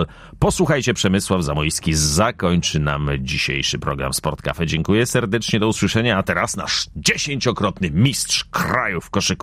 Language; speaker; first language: Polish; native; Polish